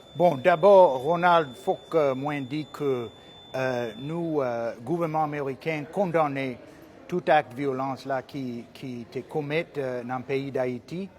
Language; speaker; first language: Haitian Creole; non-native, fluent; English